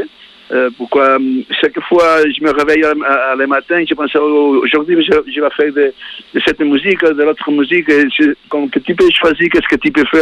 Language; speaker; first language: French; non-native, learner; Spanish